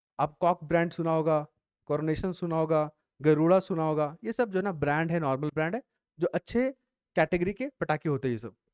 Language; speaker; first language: Hindi; native; Hindi